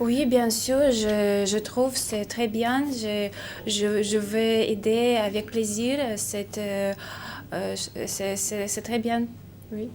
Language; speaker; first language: French; non-native, learner; Russian